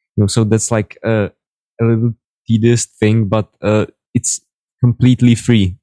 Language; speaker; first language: English; non-native, fluent; Czech